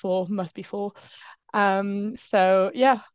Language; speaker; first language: English; non-native, fluent; French